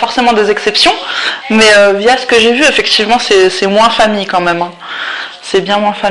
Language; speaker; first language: French; early bilingual, other home language; Arabic